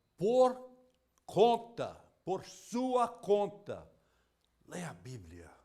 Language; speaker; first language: Portuguese; non-native, fluent; English